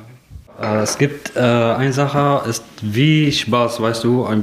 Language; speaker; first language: German; non-native, learner; Arabic